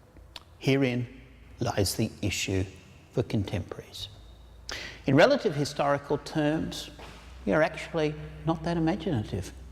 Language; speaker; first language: English; native; English